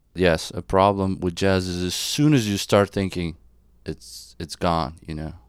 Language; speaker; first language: English; non-native, fluent; Serbian